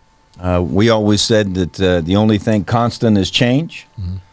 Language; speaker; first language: English; native; English